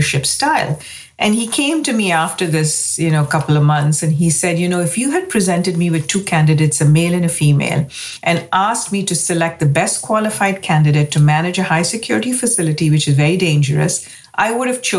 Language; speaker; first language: English; non-native, local second language; Hindi